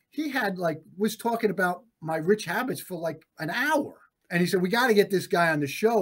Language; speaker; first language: English; native; English